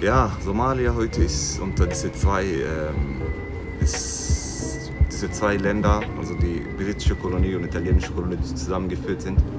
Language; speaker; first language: German; non-native, learner; Somali